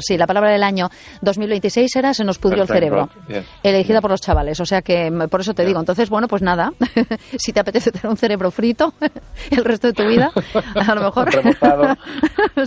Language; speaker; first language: Spanish; native; Spanish